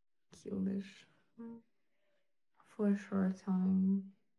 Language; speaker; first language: English; non-native, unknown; Ukrainian